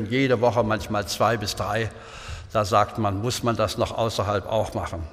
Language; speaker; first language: German; native; German